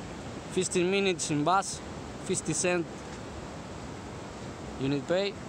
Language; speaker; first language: English; non-native, learner; Spanish